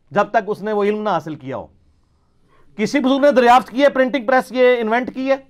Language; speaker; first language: Urdu; non-native, local second language; Punjabi